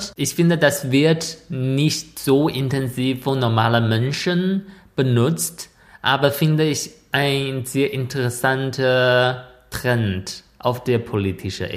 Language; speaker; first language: German; non-native, fluent; Chinese